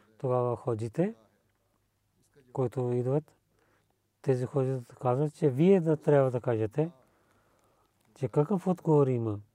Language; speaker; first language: Bulgarian; non-native, learner; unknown